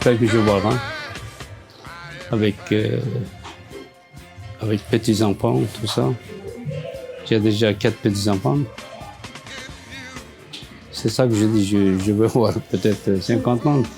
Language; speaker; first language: French; non-native, learner; Turkish